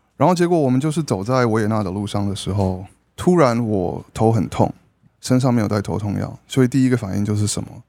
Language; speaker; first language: Chinese; early bilingual, heritage; Chinese